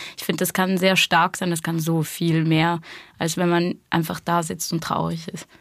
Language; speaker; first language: German; non-native, fluent; English